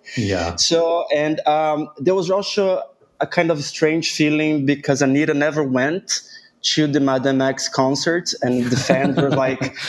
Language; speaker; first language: English; non-native, fluent; Portuguese